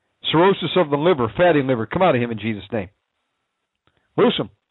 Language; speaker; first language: English; native; English